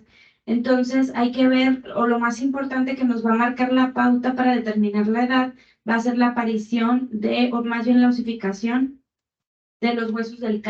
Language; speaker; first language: Spanish; native; Spanish